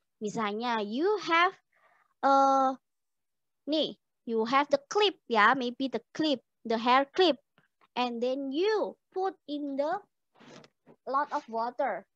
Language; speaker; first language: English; non-native, learner; Indonesian